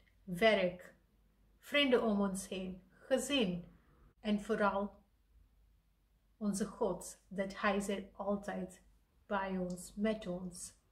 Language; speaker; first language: Dutch; non-native, fluent; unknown